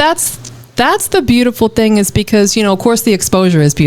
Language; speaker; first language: English; native; English